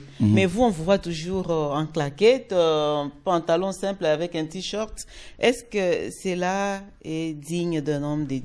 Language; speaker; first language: French; non-native, local second language; Lingala